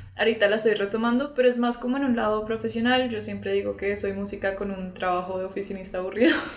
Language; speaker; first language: Spanish; early bilingual, other home language; English